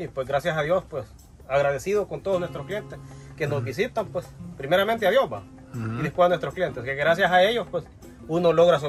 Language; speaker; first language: Spanish; native; Spanish